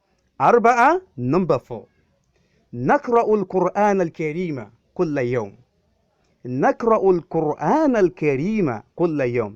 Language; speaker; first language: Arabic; non-native, fluent; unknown